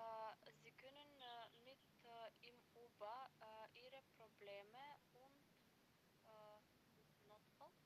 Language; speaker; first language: German; non-native, learner; Macedonian